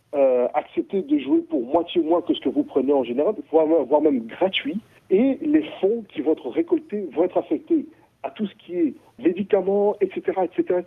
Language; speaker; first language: French; non-native, local second language; Sango